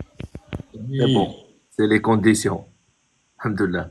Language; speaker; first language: French; non-native, local second language; Arabic